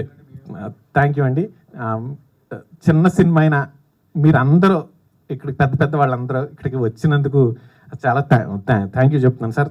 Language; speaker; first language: Telugu; native; Telugu